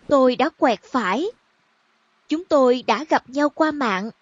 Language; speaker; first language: Vietnamese; non-native, learner; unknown